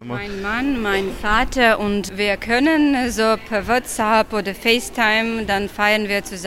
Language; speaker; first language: German; non-native, learner; Ukrainian